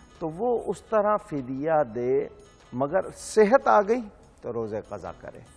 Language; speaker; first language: Urdu; native; Urdu